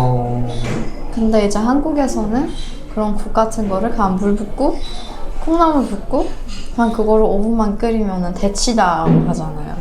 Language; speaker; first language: Korean; non-native, fluent; Persian